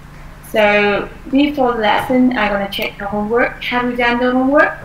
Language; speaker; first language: English; non-native, fluent; Vietnamese